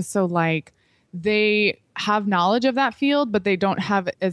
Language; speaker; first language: English; native; English